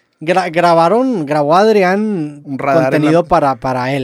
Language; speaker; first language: Spanish; native; Spanish